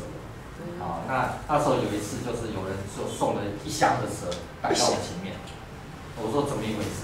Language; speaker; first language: Chinese; native; Chinese